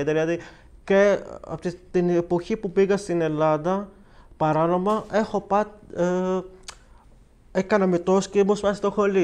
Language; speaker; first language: Greek; non-native, learner; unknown